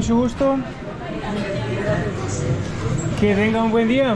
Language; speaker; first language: Spanish; non-native, learner; German